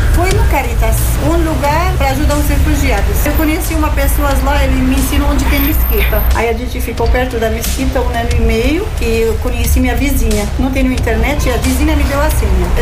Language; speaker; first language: Portuguese; non-native, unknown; Arabic